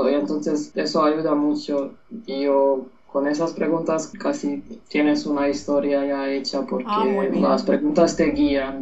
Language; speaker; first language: Spanish; non-native, fluent; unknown